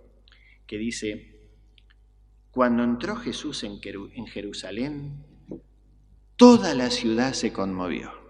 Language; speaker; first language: Spanish; native; Spanish